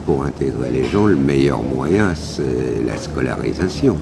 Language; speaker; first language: French; native; French